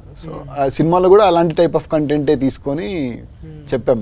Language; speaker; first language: Telugu; native; Telugu